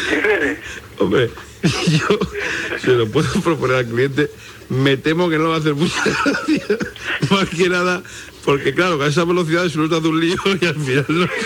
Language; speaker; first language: Spanish; native; Spanish